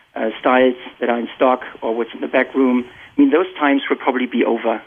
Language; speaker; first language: English; non-native, fluent; German